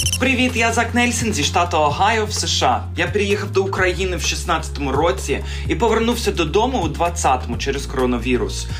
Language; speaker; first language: Ukrainian; non-native, fluent; English